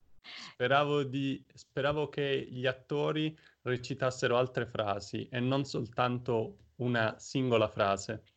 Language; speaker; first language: Italian; native; Italian